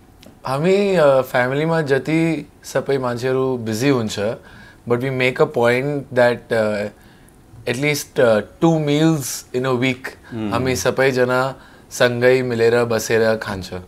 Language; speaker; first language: Nepali; non-native, learner; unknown